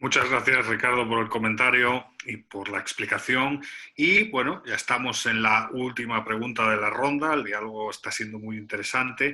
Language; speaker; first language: Spanish; native; Spanish